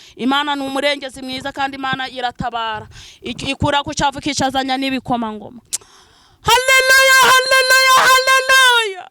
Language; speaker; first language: Kinyarwanda; non-native, local second language; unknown